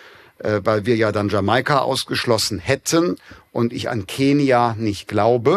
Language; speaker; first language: German; native; German